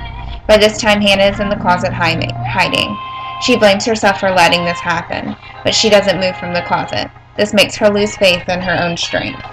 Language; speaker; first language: English; native; English